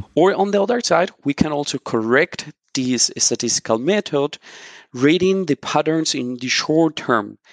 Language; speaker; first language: English; non-native, fluent; Spanish